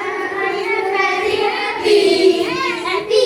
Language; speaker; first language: English; non-native, learner; Indonesian